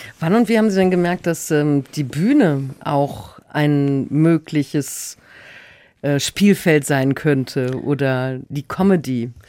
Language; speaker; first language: German; native; German